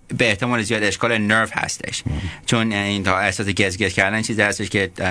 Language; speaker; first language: Persian; early bilingual, heritage; Persian